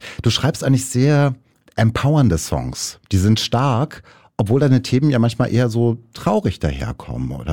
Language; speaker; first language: German; native; German